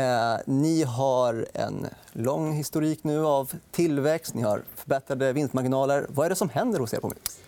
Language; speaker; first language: Swedish; native; Swedish